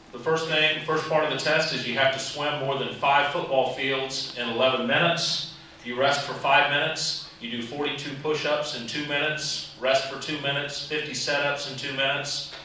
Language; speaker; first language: English; native; English